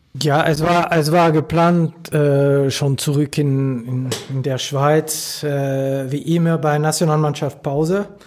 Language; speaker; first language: German; non-native, local second language; French